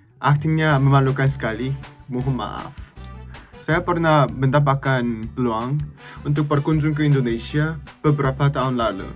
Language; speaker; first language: Indonesian; non-native, learner; Korean